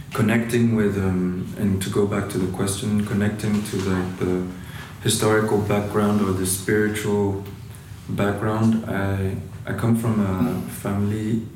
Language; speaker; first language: English; non-native, fluent; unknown